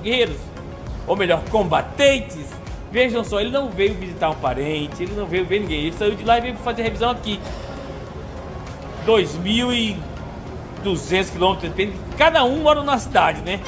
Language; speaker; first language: Portuguese; native; Portuguese